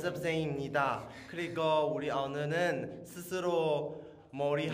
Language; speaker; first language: Korean; non-native, learner; Chinese